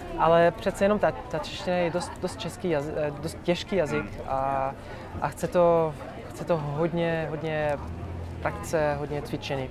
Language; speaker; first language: Czech; non-native, fluent; Arabic